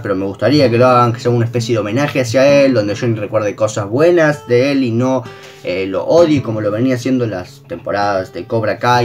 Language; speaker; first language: Spanish; native; Spanish